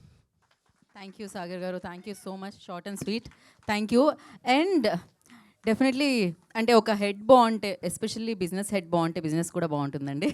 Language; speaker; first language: Telugu; native; Telugu